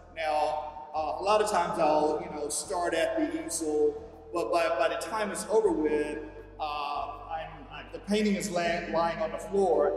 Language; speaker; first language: English; native; English